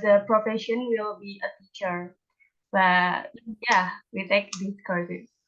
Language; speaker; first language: English; non-native, learner; Indonesian